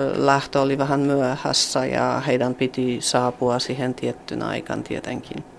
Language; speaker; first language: Finnish; non-native, fluent; Polish